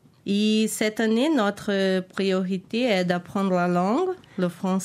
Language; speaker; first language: French; non-native, learner; Portuguese